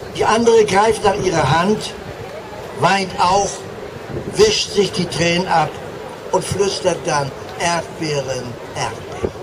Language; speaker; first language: German; native; German